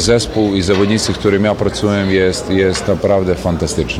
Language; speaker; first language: Polish; non-native, fluent; Serbian